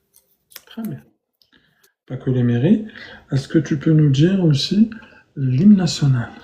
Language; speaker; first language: French; native; French